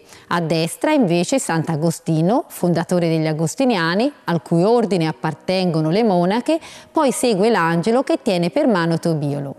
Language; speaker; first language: Italian; native; Italian